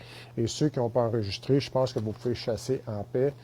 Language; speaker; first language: French; native; French